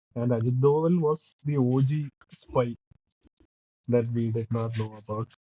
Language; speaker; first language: English; non-native, local second language; Malayalam